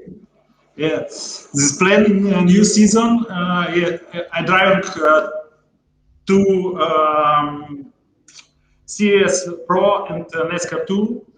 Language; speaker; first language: English; non-native, learner; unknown